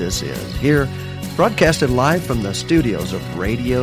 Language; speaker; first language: English; native; English